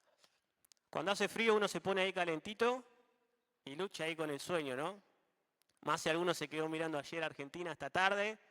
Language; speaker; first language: Spanish; native; Spanish